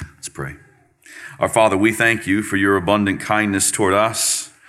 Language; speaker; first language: English; native; English